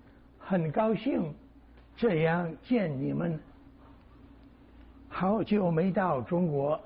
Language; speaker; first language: Chinese; non-native, fluent; English